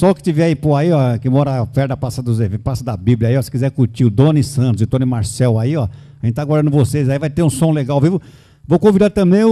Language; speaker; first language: Portuguese; native; Portuguese